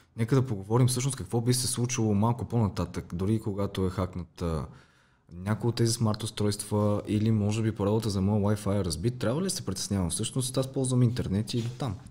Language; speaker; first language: Bulgarian; native; Bulgarian